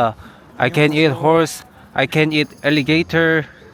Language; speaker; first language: English; non-native, learner; Korean